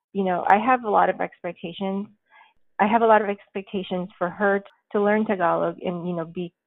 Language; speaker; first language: English; early bilingual, other home language; Filipino